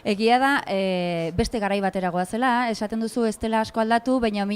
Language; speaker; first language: Basque; native; Basque